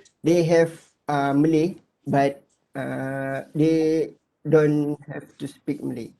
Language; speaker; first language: English; non-native, learner; Malay